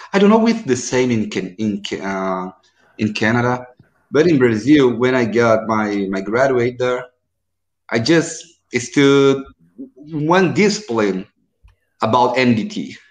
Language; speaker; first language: English; non-native, learner; Portuguese